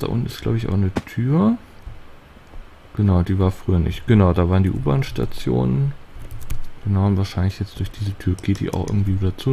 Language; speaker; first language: German; native; German